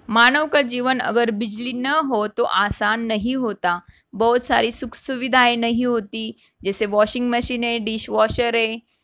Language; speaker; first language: Hindi; non-native, local second language; Marathi